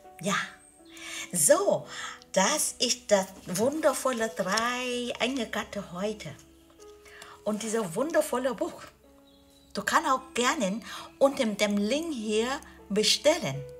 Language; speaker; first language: German; non-native, learner; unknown